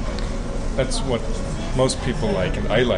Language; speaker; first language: English; non-native, fluent; German